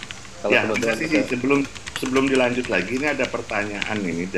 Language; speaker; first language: Indonesian; native; Indonesian